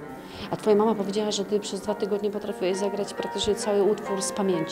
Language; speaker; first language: Polish; native; Polish